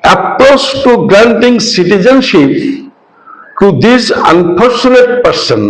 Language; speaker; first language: English; non-native, local second language; Bangla